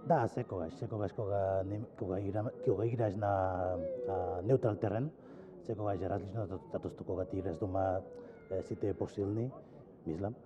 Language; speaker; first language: Macedonian; non-native, fluent; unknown